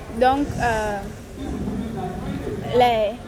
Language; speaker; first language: French; non-native, learner; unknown